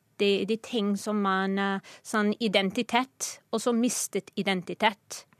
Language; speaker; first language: Norwegian; non-native, fluent; English